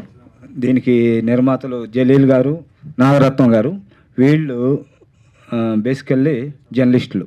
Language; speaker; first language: Telugu; native; Telugu